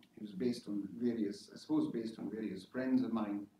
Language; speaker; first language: English; native; English